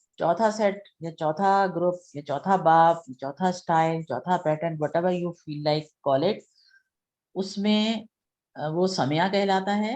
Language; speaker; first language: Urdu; native; Urdu